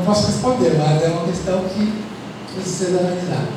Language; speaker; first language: Portuguese; non-native, fluent; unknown